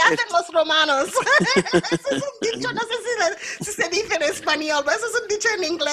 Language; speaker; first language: Spanish; non-native, fluent; English